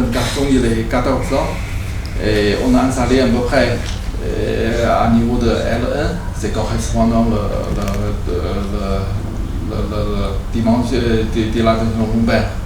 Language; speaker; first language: French; non-native, learner; Chinese